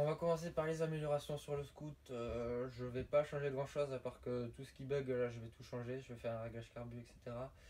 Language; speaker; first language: French; native; French